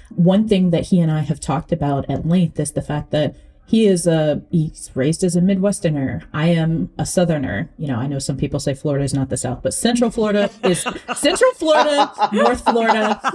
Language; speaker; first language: English; early bilingual, other home language; Akan